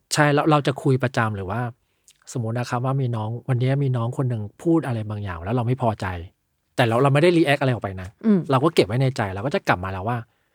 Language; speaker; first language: Thai; early bilingual, other home language; Chinese